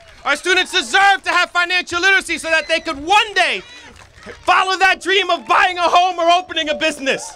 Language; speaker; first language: English; native; English